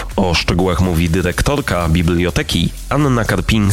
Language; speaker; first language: Polish; native; Polish